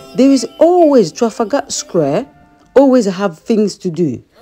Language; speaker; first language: English; non-native, fluent; Lingala